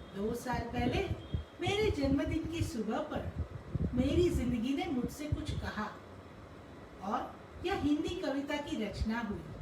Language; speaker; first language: Hindi; non-native, local second language; Gujarati